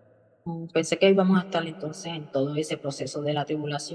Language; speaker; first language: Spanish; native; Spanish